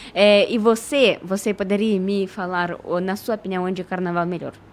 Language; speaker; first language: Portuguese; non-native, fluent; Russian